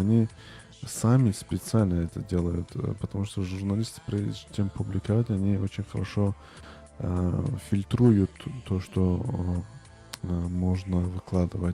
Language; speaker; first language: Russian; non-native, local second language; Tajik